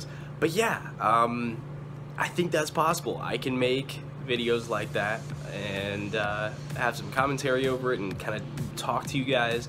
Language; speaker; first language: English; native; English